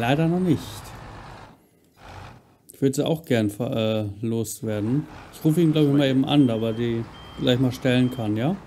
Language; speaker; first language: German; native; German